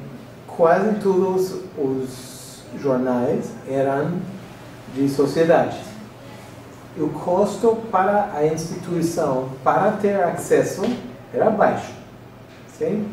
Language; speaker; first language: Portuguese; non-native, learner; English